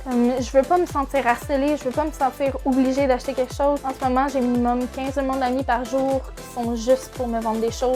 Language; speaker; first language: French; native; French